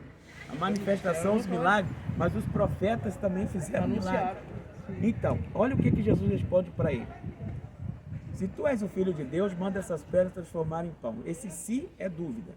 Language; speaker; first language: Portuguese; native; Portuguese